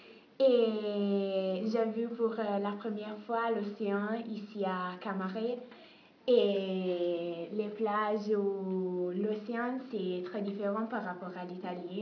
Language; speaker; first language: French; non-native, learner; Italian